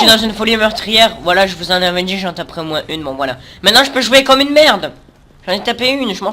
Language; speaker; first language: French; native; French